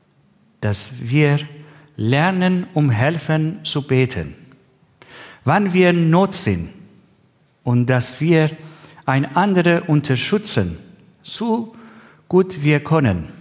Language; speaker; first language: German; non-native, learner; Persian